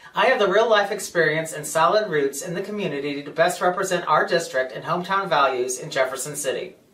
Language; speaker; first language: English; native; English